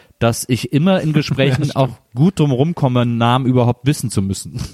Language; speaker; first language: German; native; German